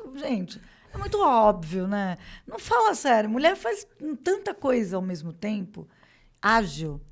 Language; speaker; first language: Portuguese; native; Portuguese